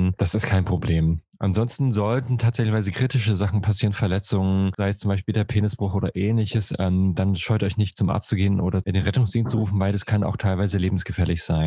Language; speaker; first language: German; native; German